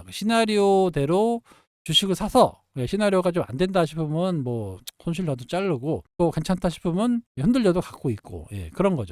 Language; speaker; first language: Korean; native; Korean